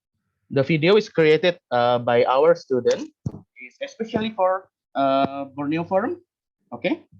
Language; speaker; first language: English; non-native, learner; Indonesian